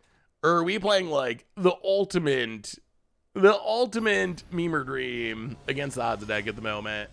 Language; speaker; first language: English; native; English